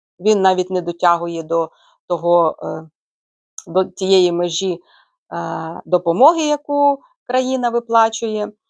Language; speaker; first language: Ukrainian; native; Ukrainian